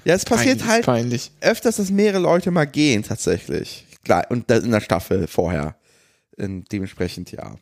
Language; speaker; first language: German; native; German